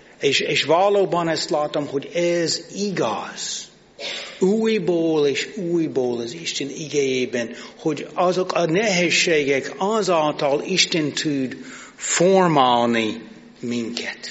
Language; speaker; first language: Hungarian; non-native, fluent; English